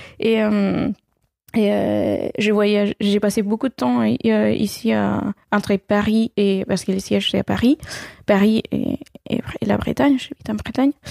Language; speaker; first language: French; non-native, fluent; Spanish